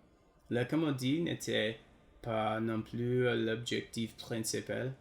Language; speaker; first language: French; non-native, learner; English